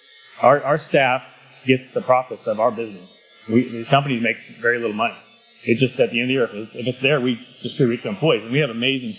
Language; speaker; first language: English; native; English